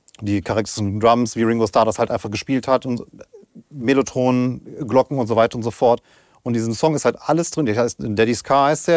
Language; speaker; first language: German; native; German